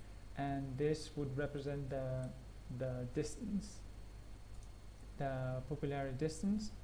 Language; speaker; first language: English; non-native, fluent; Spanish